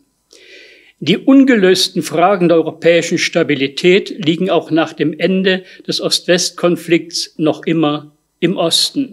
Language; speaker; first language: German; native; German